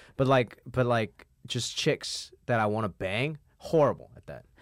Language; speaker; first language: English; non-native, local second language; Cantonese